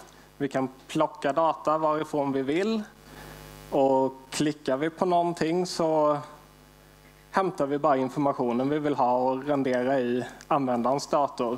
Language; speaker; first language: Swedish; native; Swedish